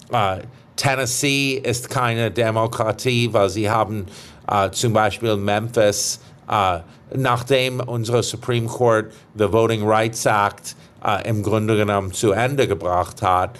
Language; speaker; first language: German; non-native, fluent; English